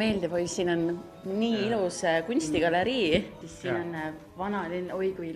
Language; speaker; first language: Estonian; native; Estonian